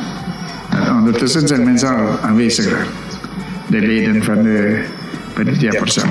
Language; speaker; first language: Dutch; non-native, local second language; Minangkabau